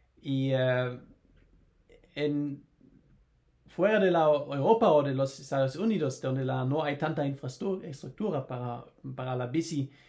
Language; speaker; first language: Spanish; non-native, learner; German